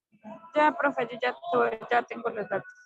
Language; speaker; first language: Spanish; native; Spanish